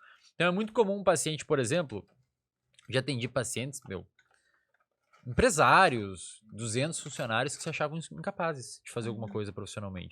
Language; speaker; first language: Portuguese; native; Portuguese